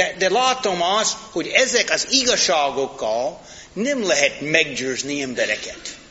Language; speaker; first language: Hungarian; non-native, fluent; English